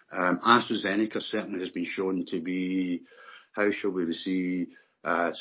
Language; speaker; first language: English; native; English